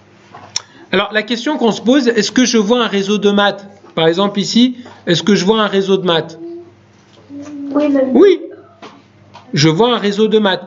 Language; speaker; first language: French; native; French